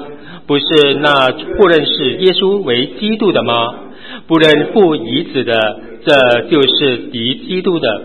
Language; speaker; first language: Chinese; native; Chinese